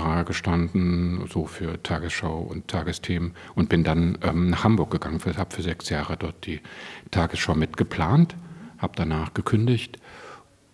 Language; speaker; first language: German; native; German